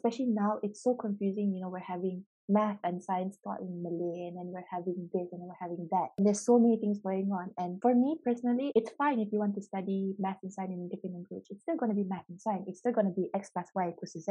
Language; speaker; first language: English; native; English